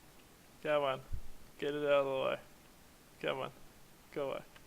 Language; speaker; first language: English; native; English